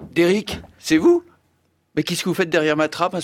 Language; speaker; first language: French; native; French